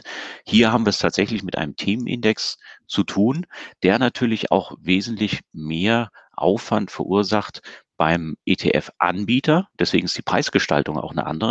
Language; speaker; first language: German; native; German